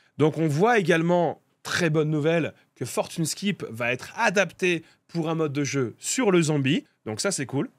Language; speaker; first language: French; native; French